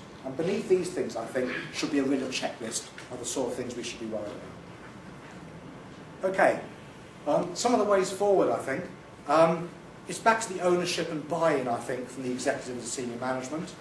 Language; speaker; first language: English; native; English